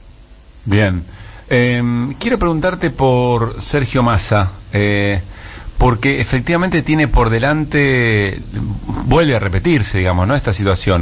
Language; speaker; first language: Spanish; native; Spanish